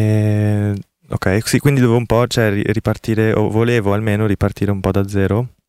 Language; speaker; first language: Italian; early bilingual, other home language; Korean